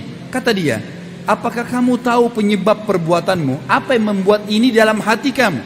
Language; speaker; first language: Indonesian; native; Indonesian